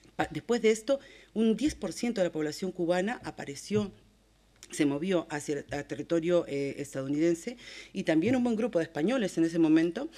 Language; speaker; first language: Spanish; native; Spanish